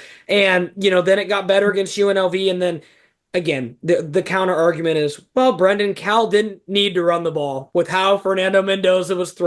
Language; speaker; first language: English; native; English